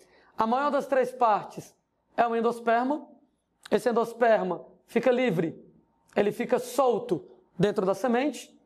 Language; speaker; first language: Portuguese; native; Portuguese